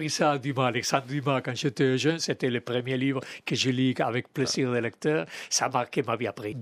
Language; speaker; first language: French; non-native, fluent; Spanish